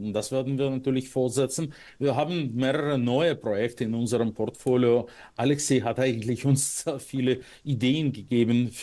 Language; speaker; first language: German; non-native, fluent; Russian